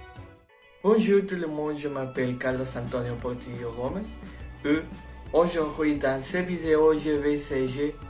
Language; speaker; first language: French; non-native, learner; Spanish